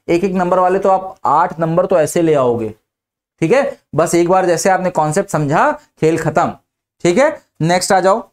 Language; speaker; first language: Hindi; native; Hindi